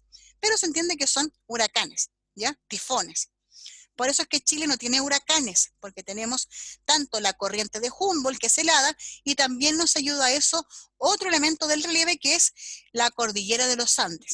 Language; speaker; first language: Spanish; native; Spanish